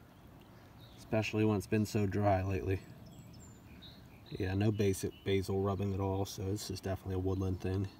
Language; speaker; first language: English; native; English